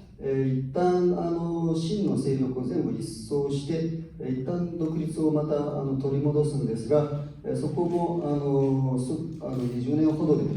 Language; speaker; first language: Japanese; non-native, fluent; Uyghur